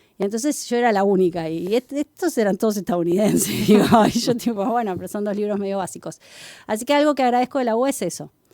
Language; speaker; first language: Spanish; native; Spanish